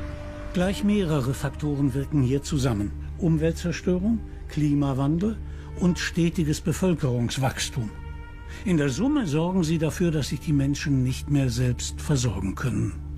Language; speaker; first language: German; native; German